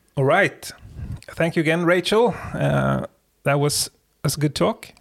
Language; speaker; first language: English; non-native, fluent; Swedish